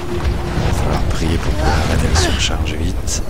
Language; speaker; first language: French; native; French